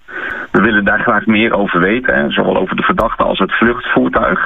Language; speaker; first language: Dutch; native; Dutch